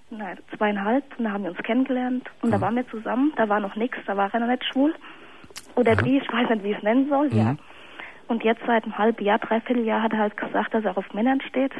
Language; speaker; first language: German; native; German